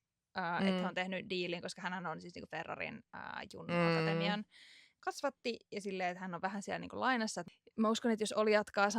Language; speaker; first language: Finnish; native; Finnish